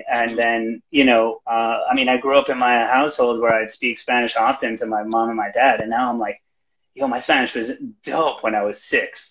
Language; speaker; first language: English; native; English